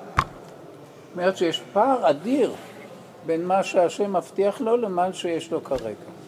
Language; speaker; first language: Hebrew; non-native, fluent; English